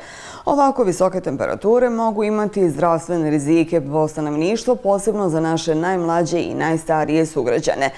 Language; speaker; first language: Bosnian; native; Bosnian